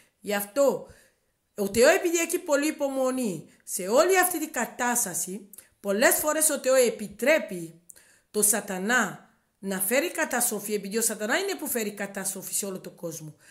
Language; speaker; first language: Greek; non-native, learner; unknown